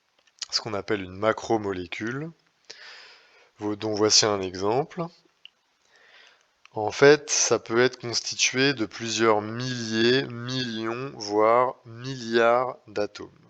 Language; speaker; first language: French; native; French